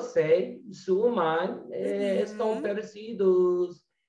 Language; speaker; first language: Portuguese; non-native, learner; English